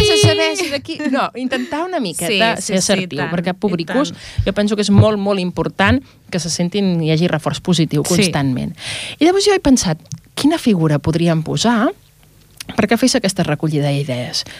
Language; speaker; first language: Catalan; native; Catalan